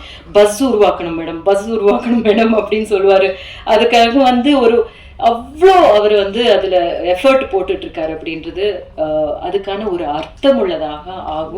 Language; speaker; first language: Tamil; native; Tamil